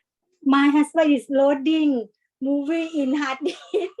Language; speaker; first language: English; non-native, learner; Thai